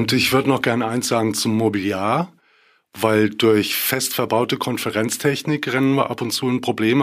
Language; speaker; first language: German; native; German